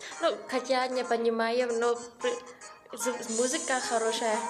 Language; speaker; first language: Russian; non-native, learner; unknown